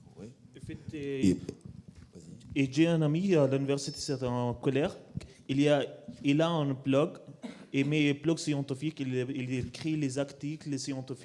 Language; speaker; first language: French; non-native, learner; Arabic